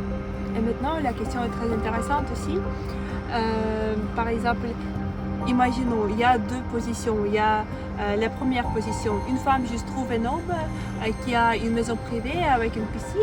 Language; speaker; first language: French; non-native, fluent; Russian